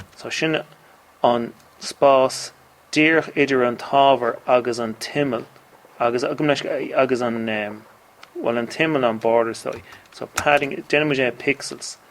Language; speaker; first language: Irish; native; Irish